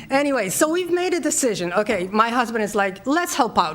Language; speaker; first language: English; non-native, fluent; Polish